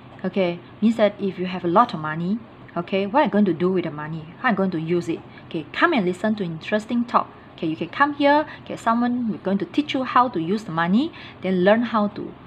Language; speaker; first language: English; non-native, local second language; Chinese